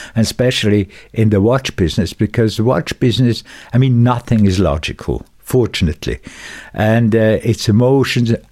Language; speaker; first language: English; non-native, fluent; German